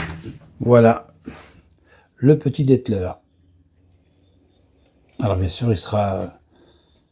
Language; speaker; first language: French; native; French